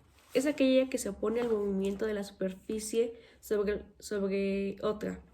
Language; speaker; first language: Spanish; native; Spanish